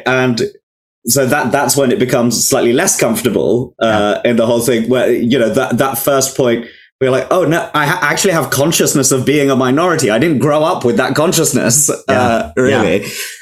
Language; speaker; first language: English; native; English